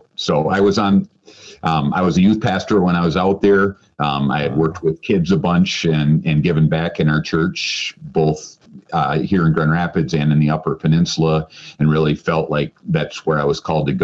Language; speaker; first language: English; native; English